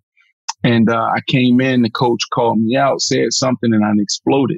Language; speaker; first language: English; native; English